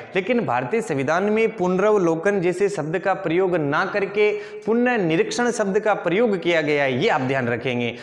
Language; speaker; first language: Hindi; native; Hindi